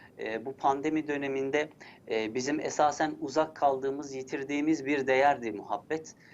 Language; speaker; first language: Turkish; early bilingual, heritage; Turkish